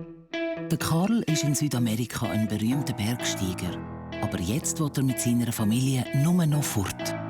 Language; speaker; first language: German; native; German